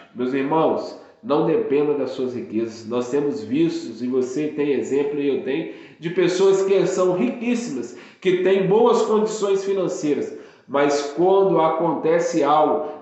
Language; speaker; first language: Portuguese; native; Portuguese